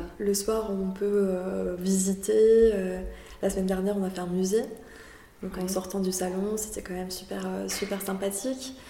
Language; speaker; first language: French; early bilingual, other home language; Spanish